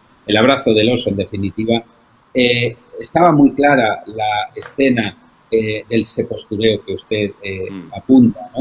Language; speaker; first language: Spanish; native; Spanish